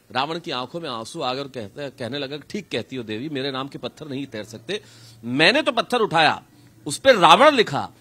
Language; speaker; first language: Hindi; native; Hindi